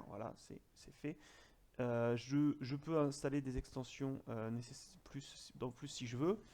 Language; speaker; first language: French; native; French